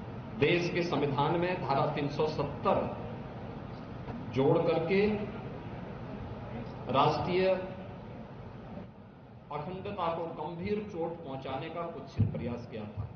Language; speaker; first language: Hindi; native; Hindi